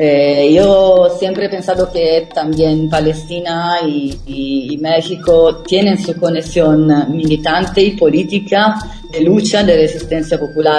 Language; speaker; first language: Spanish; non-native, fluent; Italian